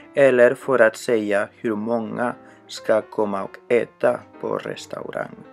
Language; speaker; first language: Swedish; non-native, fluent; Spanish